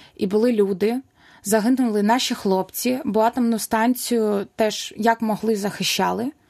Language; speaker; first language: Ukrainian; non-native, local second language; Russian